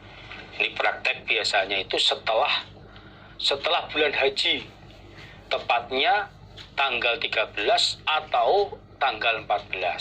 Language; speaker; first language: Indonesian; non-native, local second language; Javanese